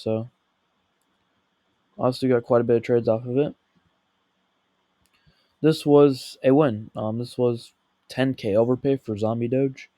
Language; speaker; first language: English; native; English